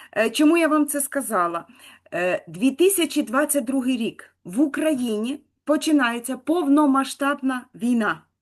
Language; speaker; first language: Ukrainian; native; Ukrainian